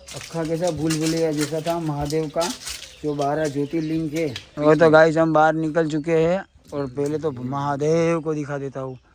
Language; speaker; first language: Hindi; non-native, local second language; Gujarati